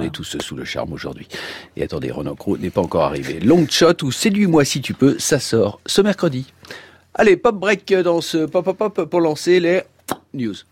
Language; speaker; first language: French; native; French